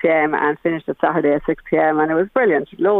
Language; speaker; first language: English; native; English